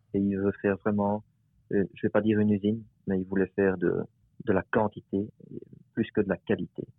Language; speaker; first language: French; native; French